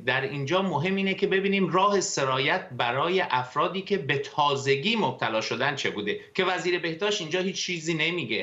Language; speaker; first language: Persian; native; Persian